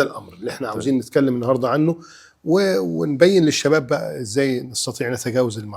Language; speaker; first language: Arabic; native; Arabic